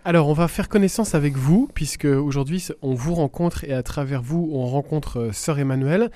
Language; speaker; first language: French; native; French